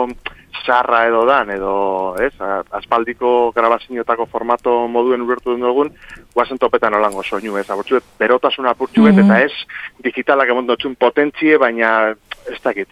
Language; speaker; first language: Basque; native; Basque